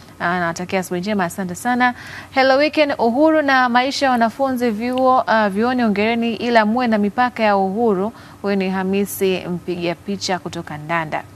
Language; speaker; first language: Swahili; native; Swahili